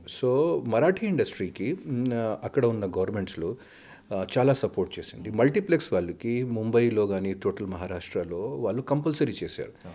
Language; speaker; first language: Telugu; non-native, fluent; Hindi